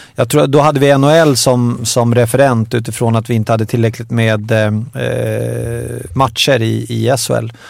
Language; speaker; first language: Swedish; native; Swedish